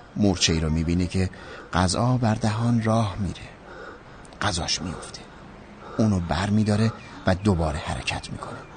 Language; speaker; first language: Persian; native; Persian